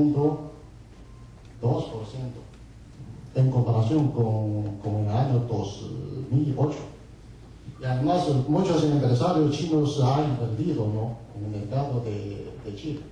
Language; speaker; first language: Spanish; non-native, fluent; Chinese